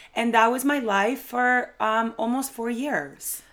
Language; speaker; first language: English; non-native, fluent; Spanish